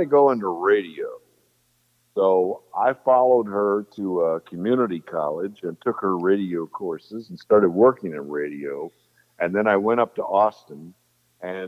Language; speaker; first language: English; native; English